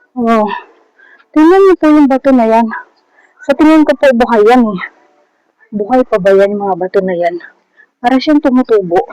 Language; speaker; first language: Filipino; non-native, local second language; Aklanon